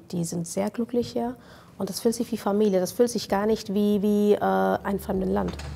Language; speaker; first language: German; non-native, fluent; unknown